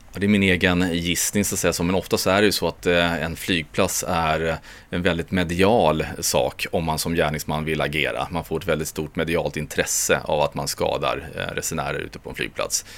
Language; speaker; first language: Swedish; native; Swedish